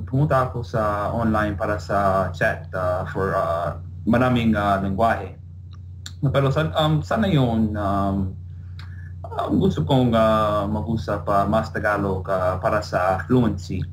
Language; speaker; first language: Filipino; non-native, learner; English